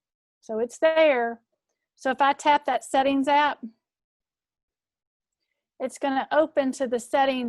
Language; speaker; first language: English; native; English